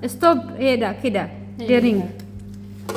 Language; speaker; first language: Arabic; non-native, learner; Amharic